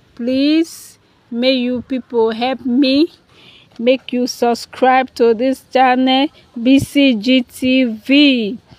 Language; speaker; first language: Nigerian Pidgin; non-native, local second language; Yoruba